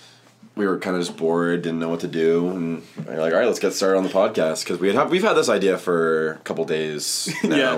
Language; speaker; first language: English; native; English